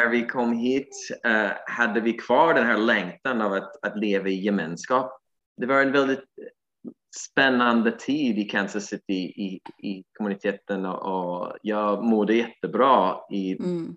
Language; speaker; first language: Swedish; non-native, fluent; English